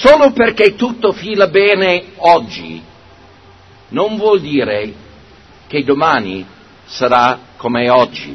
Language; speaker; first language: Italian; non-native, fluent; English